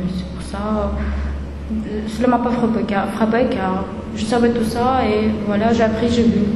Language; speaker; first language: French; non-native, fluent; Russian